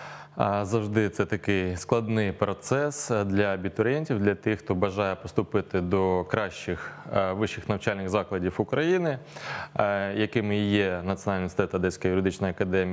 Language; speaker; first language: Ukrainian; native; Ukrainian